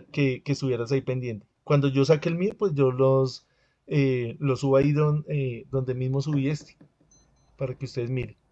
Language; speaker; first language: Spanish; native; Spanish